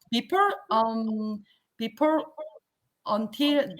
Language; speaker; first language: English; non-native, learner; Korean